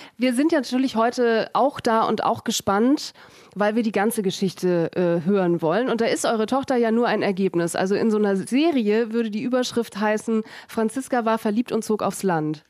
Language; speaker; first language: German; native; German